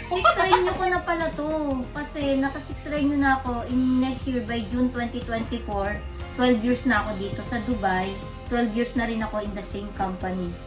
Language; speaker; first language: Filipino; native; Filipino